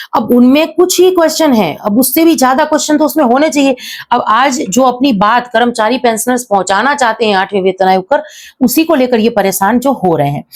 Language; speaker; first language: Hindi; native; Hindi